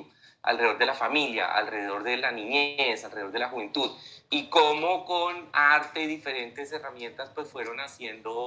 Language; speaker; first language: Spanish; native; Spanish